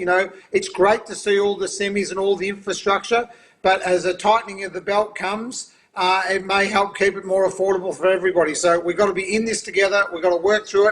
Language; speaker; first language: English; native; English